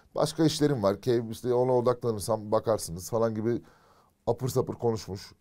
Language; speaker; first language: Turkish; native; Turkish